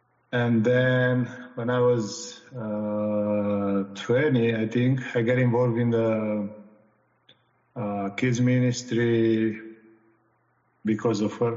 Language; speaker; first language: English; non-native, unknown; Romanian